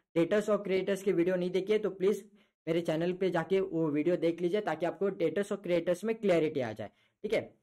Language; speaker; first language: Hindi; non-native, local second language; Marathi